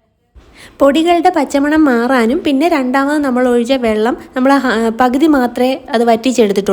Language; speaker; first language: Malayalam; native; Malayalam